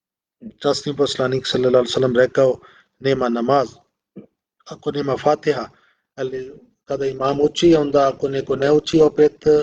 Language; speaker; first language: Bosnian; non-native, learner; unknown